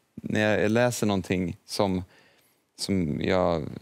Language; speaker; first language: Swedish; native; Swedish